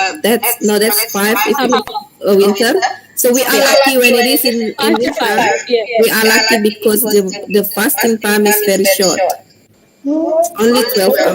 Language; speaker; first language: English; non-native, fluent; Indonesian